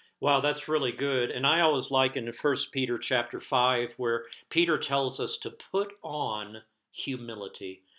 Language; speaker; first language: English; native; English